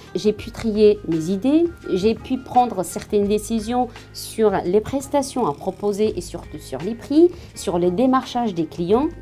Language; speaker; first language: French; non-native, local second language; Arabic